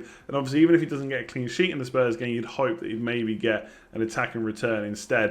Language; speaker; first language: English; native; English